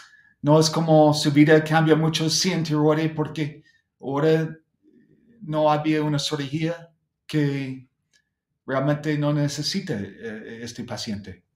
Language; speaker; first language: Spanish; non-native, fluent; English